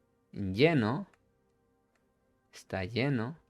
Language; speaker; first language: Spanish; non-native, fluent; English